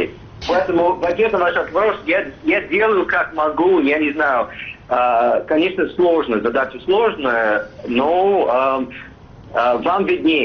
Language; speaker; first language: Russian; non-native, fluent; English